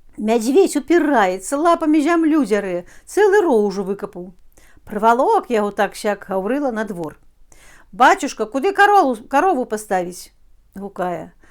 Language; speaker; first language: Belarusian; native; Belarusian